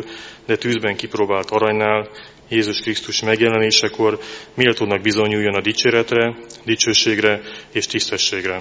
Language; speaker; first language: Hungarian; native; Hungarian